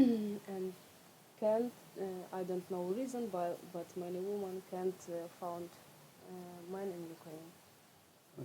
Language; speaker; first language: English; non-native, learner; Russian